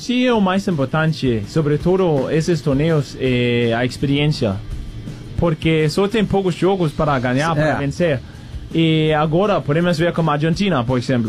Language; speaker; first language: Portuguese; non-native, fluent; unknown